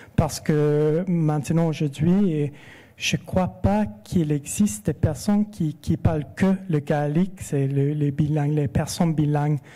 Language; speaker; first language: French; non-native, fluent; English